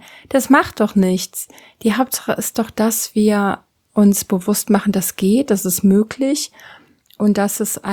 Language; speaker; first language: German; native; German